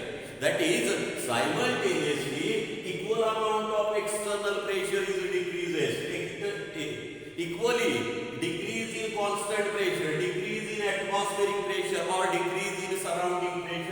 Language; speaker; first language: English; non-native, local second language; Marathi